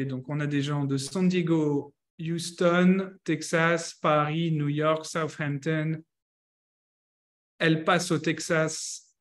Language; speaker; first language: French; native; French